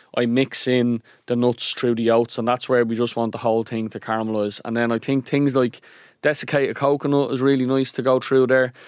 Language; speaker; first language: English; native; English